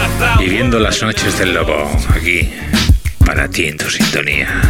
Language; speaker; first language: Spanish; native; Spanish